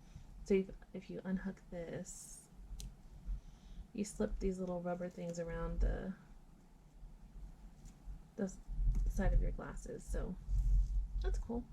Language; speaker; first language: English; native; English